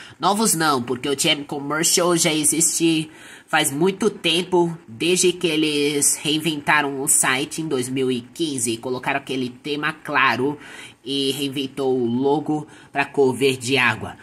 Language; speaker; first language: Portuguese; native; Portuguese